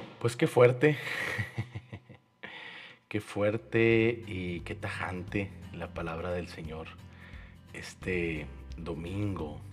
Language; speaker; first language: Spanish; native; Spanish